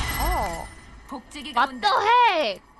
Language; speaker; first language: English; non-native, learner; Korean